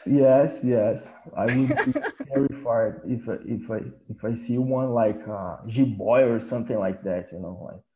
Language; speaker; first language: English; non-native, fluent; Portuguese